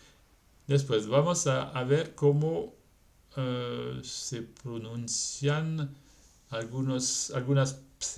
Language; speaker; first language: Spanish; non-native, fluent; French